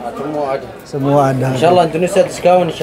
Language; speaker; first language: Indonesian; non-native, learner; Arabic